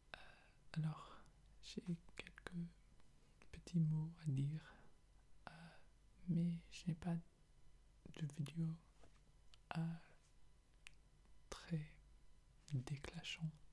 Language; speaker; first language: French; non-native, fluent; English